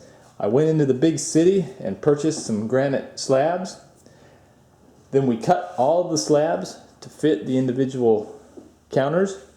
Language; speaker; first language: English; native; English